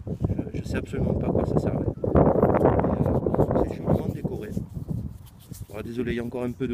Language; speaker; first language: French; native; French